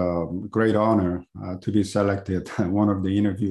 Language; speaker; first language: English; non-native, fluent; Korean